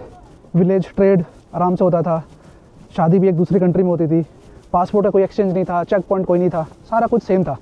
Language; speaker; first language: Hindi; native; Hindi